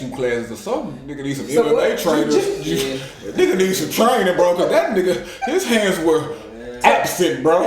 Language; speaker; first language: English; native; English